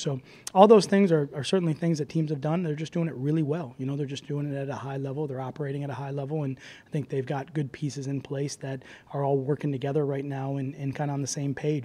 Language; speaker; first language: English; native; English